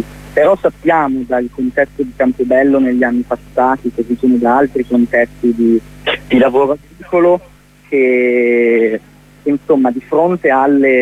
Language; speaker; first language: Italian; native; Italian